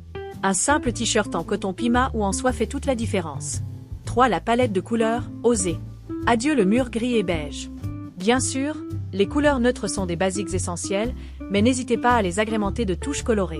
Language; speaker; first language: French; native; French